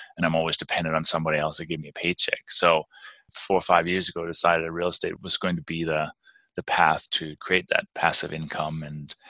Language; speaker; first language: English; non-native, fluent; Danish